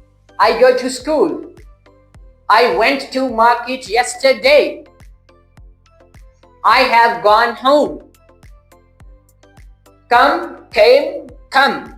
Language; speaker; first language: English; non-native, local second language; Urdu